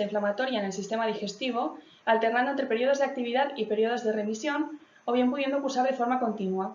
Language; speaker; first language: Spanish; native; Spanish